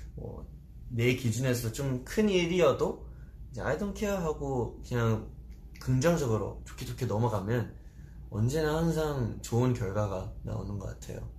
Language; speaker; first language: Korean; early bilingual, heritage; Korean